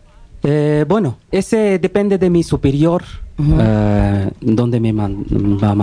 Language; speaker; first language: Spanish; non-native, learner; Bangla